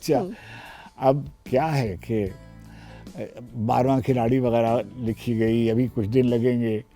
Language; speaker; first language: Urdu; native; Urdu